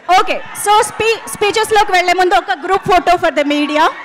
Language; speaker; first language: Telugu; native; Telugu